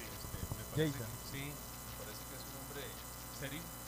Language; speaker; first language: Spanish; native; Spanish